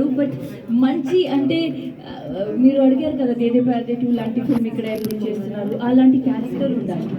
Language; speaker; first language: Telugu; non-native, local second language; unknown